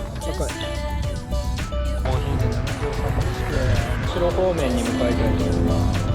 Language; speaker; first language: Japanese; native; Japanese